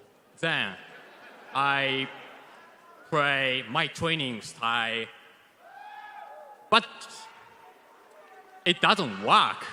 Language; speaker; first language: English; non-native, learner; Japanese